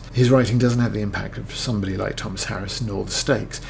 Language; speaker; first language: English; native; English